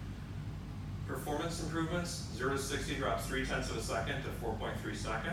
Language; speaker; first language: English; native; English